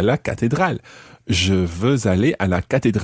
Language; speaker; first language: French; non-native, fluent; English